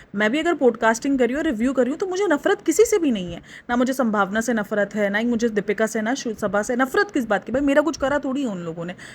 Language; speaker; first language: Urdu; native; Urdu